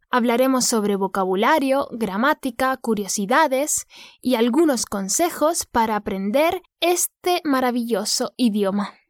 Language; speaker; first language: Spanish; native; Spanish